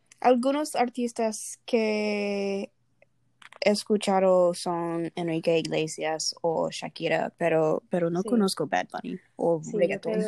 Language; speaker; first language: Spanish; non-native, learner; English